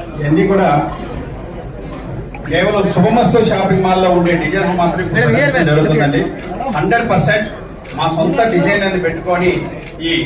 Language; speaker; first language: Telugu; native; Telugu